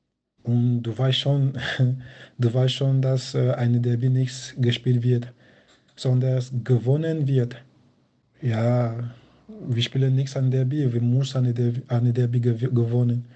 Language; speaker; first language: German; non-native, fluent; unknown